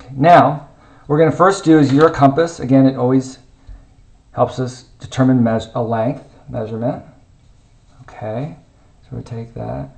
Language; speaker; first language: English; native; English